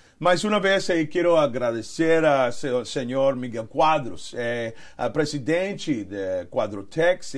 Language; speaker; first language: Portuguese; non-native, learner; Spanish